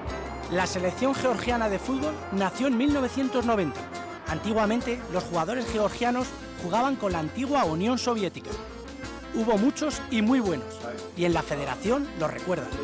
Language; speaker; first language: Spanish; native; Spanish